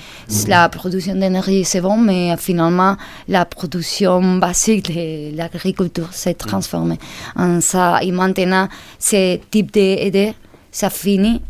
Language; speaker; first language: French; non-native, learner; Spanish